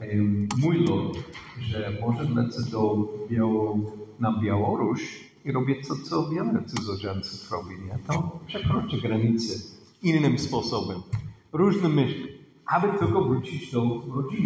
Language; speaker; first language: Polish; non-native, fluent; English